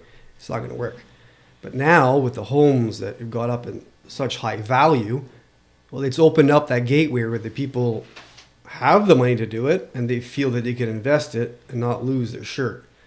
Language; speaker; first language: English; non-native, local second language; French